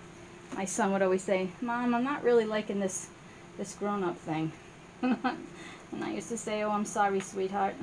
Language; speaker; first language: English; native; English